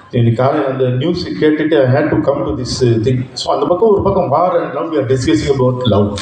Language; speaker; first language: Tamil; native; Tamil